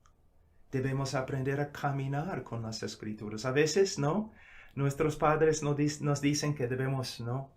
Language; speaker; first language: Spanish; non-native, fluent; English